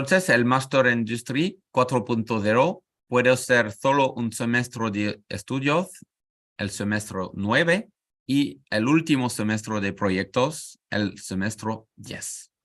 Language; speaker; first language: Spanish; non-native, learner; French